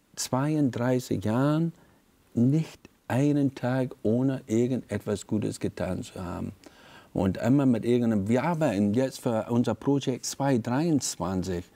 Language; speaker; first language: German; non-native, fluent; English